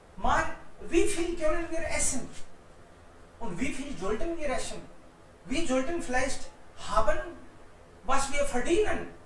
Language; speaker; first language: German; non-native, fluent; Hindi